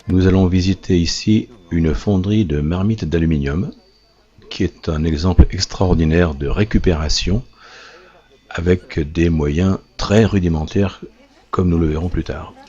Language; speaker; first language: French; native; French